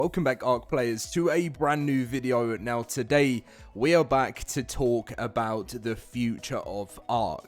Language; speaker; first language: English; native; English